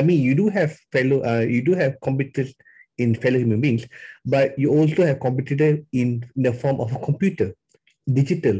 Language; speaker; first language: English; non-native, local second language; Tamil